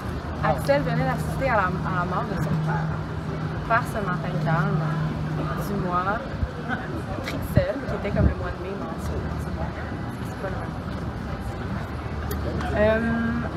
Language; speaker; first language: French; native; French